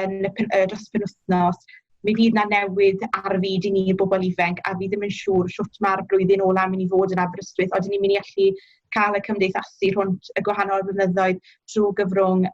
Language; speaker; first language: Welsh; native; Welsh